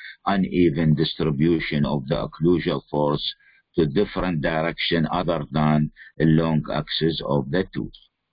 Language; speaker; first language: English; non-native, fluent; Arabic